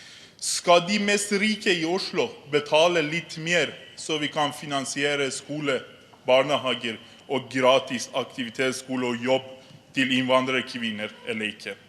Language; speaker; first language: Norwegian; non-native, fluent; Persian